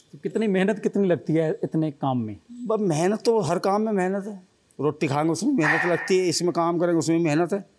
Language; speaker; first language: Hindi; native; Hindi